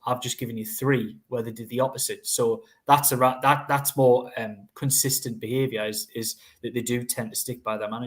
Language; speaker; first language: English; native; English